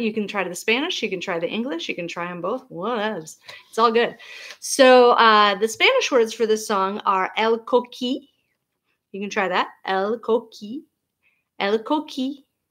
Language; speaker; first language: English; native; English